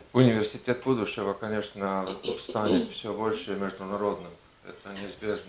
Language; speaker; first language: Russian; non-native, fluent; Estonian